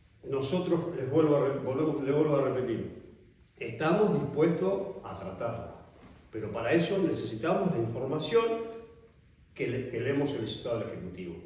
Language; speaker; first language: Spanish; native; Spanish